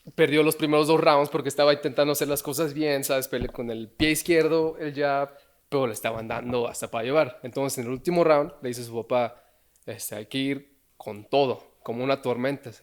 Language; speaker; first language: Spanish; early bilingual, other home language; English